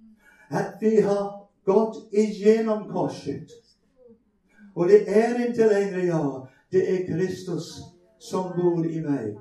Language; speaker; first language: Swedish; non-native, fluent; English